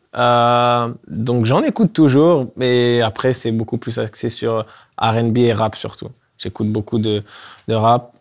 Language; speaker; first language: French; native; French